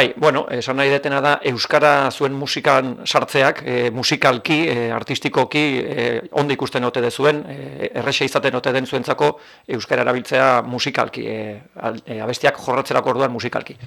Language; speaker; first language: Basque; native; Basque